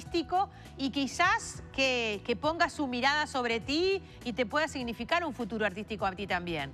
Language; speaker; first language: Spanish; native; Spanish